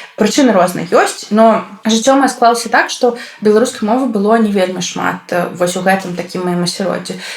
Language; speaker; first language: Belarusian; non-native, local second language; Russian